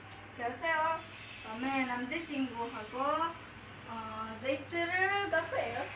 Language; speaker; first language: Korean; non-native, learner; Indonesian